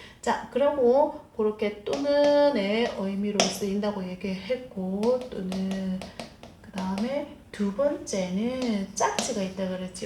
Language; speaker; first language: Korean; native; Korean